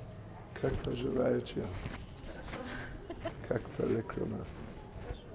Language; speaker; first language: Russian; non-native, learner; English